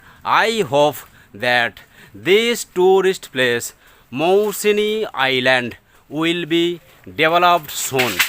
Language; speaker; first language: English; non-native, local second language; Bangla